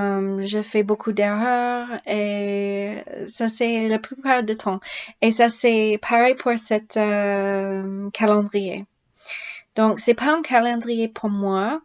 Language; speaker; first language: French; non-native, learner; English